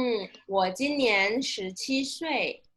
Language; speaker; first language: Chinese; non-native, fluent; Indonesian